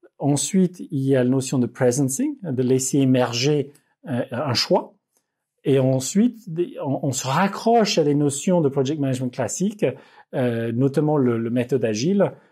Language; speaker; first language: French; non-native, fluent; Dutch